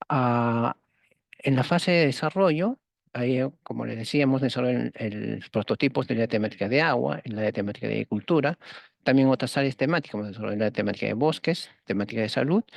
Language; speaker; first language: Spanish; native; Spanish